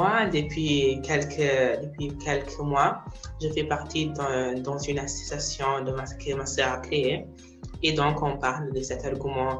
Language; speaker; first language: French; non-native, fluent; Italian